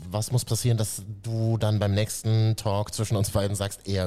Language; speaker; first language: German; native; German